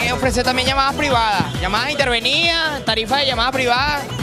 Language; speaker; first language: Spanish; native; Spanish